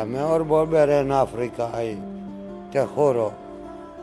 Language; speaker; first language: Spanish; non-native, learner; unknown